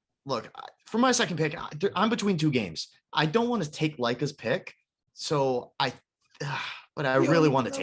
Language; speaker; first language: English; native; English